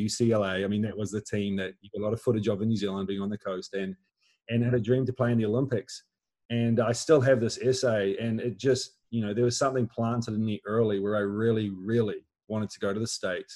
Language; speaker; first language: English; native; English